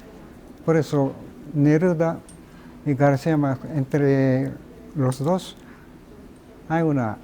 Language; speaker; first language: Spanish; non-native, fluent; Japanese